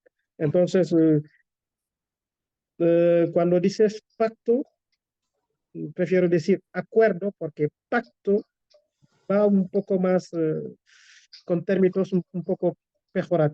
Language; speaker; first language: Spanish; non-native, fluent; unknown